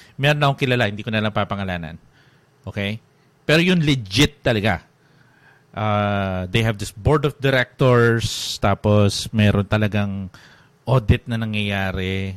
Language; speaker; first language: Filipino; native; Filipino